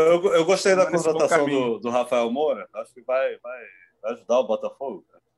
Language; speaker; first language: Portuguese; native; Portuguese